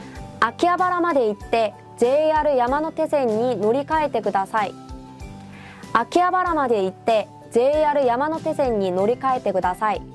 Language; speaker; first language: Japanese; non-native, fluent; Korean